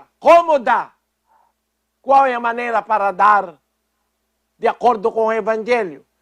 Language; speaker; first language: Portuguese; non-native, fluent; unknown